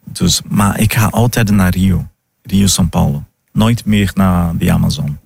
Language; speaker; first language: Dutch; non-native, fluent; Portuguese